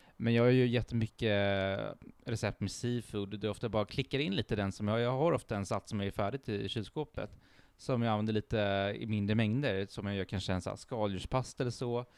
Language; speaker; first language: Swedish; early bilingual, other home language; Italian